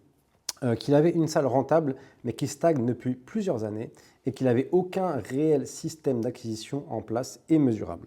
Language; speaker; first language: French; native; French